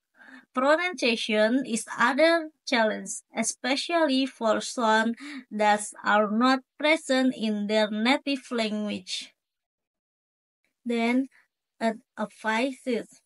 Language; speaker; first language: English; non-native, learner; Indonesian